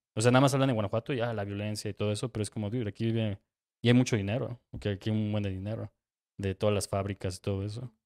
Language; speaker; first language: Spanish; native; Spanish